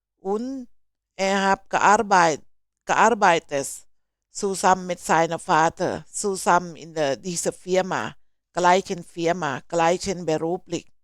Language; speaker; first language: German; non-native, learner; Thai